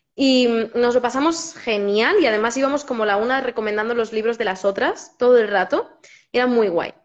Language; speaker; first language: Spanish; native; Spanish